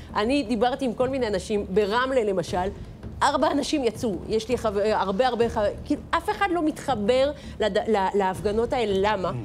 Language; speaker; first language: Hebrew; non-native, fluent; French